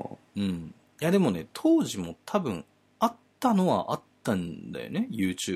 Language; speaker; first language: Japanese; native; Japanese